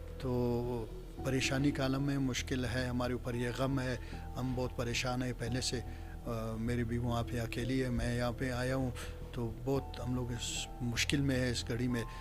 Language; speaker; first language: Urdu; non-native, local second language; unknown